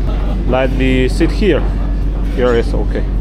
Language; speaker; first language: English; non-native, fluent; Chinese